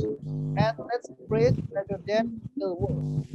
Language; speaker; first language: English; non-native, fluent; Indonesian